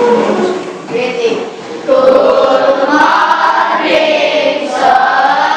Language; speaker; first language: English; non-native, learner; Indonesian